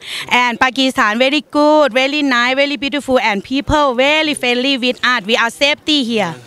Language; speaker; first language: English; non-native, learner; Thai